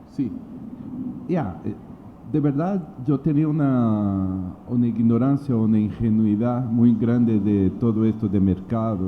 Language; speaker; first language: Spanish; non-native, learner; Portuguese